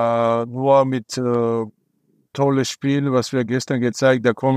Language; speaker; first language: German; non-native, fluent; Georgian